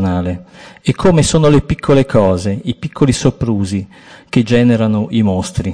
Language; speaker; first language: Italian; native; Italian